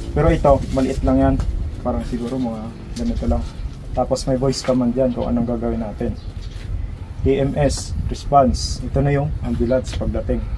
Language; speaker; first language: Filipino; non-native, local second language; Hiligaynon